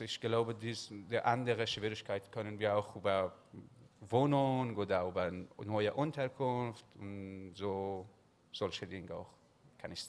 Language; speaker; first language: German; non-native, learner; Persian